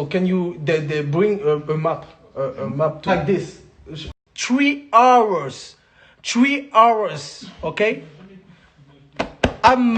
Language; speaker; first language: English; non-native, learner; French